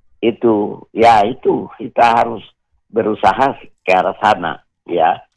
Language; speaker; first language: Indonesian; non-native, local second language; Batak Toba